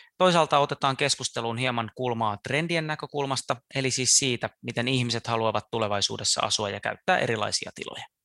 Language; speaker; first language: Finnish; native; Finnish